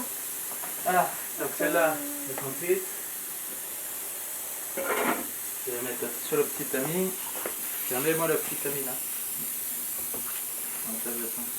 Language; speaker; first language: French; native; French